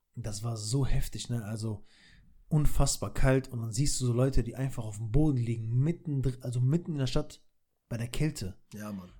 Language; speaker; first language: German; early bilingual, other home language; Albanian